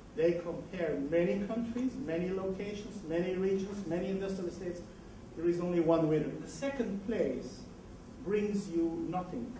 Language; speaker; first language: English; non-native, fluent; Dutch